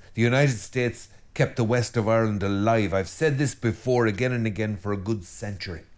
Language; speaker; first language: English; native; English